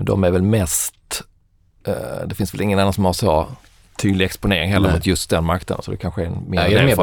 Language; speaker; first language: Swedish; native; Swedish